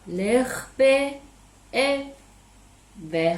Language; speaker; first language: French; non-native, learner; Chinese